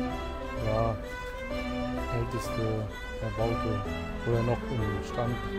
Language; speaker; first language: German; native; German